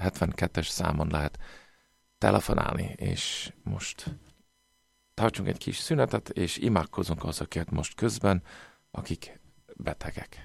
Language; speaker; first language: Hungarian; non-native, fluent; English